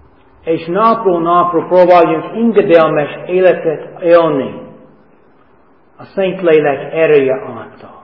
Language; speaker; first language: Hungarian; non-native, fluent; English